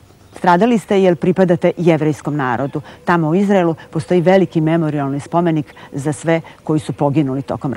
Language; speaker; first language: Serbian; native; Serbian